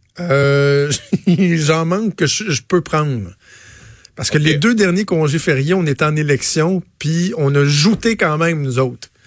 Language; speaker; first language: French; native; French